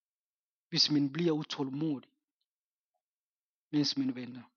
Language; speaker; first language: Danish; non-native, fluent; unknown